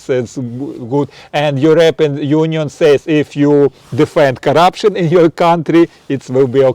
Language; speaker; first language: English; non-native, learner; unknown